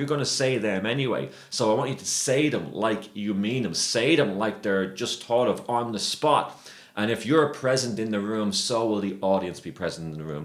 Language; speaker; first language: English; native; English